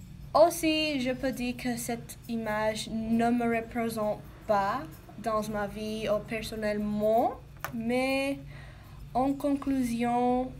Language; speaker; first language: French; non-native, learner; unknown